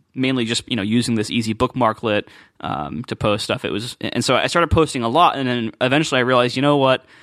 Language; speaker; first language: English; native; English